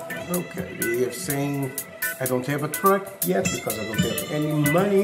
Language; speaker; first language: English; non-native, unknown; Portuguese